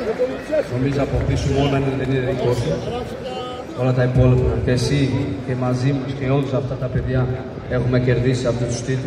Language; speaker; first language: Greek; non-native, fluent; Portuguese